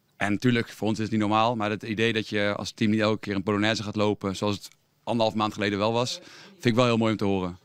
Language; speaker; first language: Dutch; native; Dutch